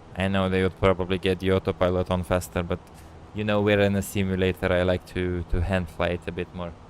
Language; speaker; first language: English; non-native, fluent; Romanian